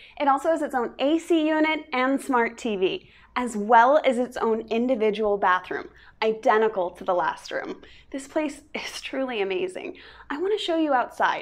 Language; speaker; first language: English; native; English